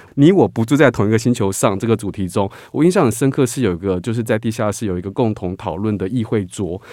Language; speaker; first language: Chinese; native; Chinese